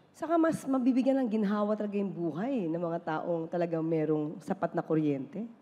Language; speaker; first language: Filipino; native; Filipino